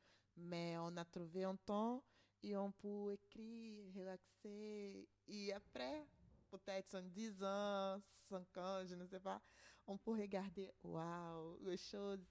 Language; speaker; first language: French; non-native, learner; Portuguese